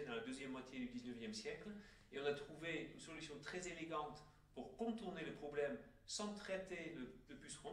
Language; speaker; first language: French; native; French